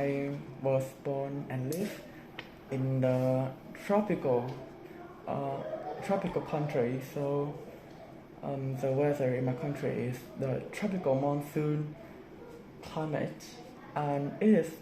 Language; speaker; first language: English; non-native, learner; Vietnamese